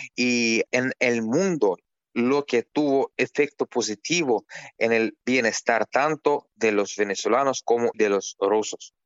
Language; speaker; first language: Spanish; non-native, fluent; Russian